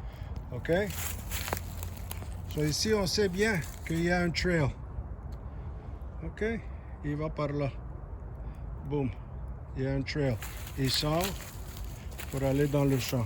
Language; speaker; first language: French; non-native, local second language; English